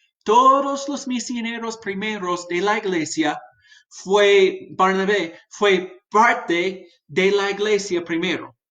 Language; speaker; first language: Spanish; non-native, fluent; English